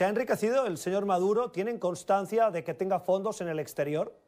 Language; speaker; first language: Spanish; native; Spanish